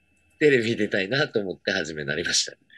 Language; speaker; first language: Japanese; native; Japanese